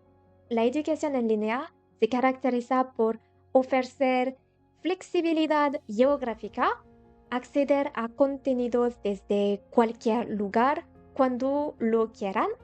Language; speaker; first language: Spanish; non-native, learner; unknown